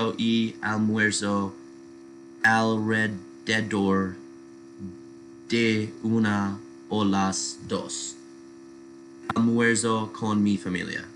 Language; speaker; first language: Spanish; non-native, learner; English